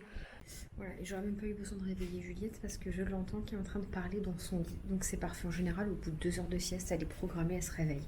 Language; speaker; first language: French; native; French